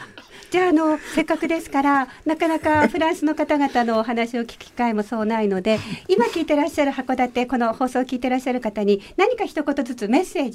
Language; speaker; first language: Japanese; native; Japanese